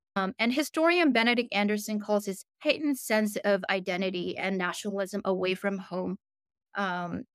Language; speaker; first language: English; early bilingual, other home language; Korean